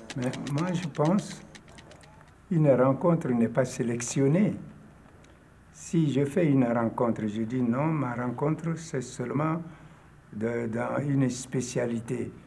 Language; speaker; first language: French; non-native, local second language; Bambara